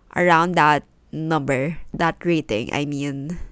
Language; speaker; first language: English; non-native, local second language; Filipino